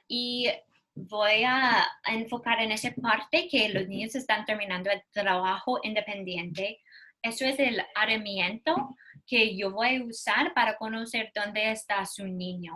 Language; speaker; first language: Spanish; non-native, learner; English